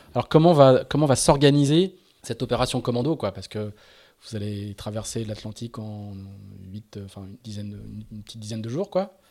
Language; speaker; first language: French; native; French